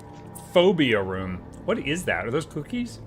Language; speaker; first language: English; native; English